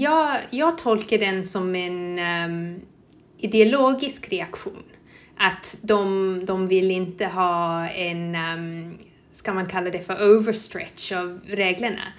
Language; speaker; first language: Swedish; non-native, fluent; English